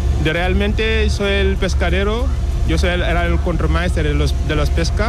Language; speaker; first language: Spanish; non-native, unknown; Wolof